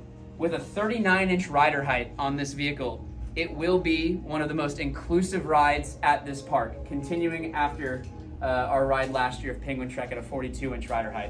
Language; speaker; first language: English; native; English